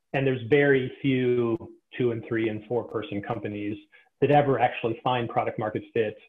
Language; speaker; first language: English; native; English